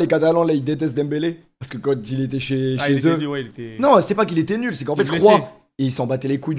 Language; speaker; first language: French; native; French